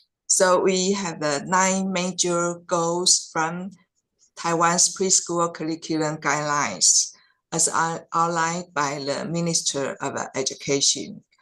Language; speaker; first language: English; non-native, fluent; Chinese